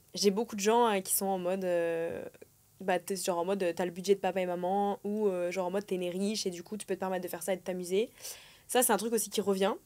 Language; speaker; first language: French; native; French